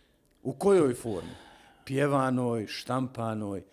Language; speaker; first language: Serbian; native; Serbian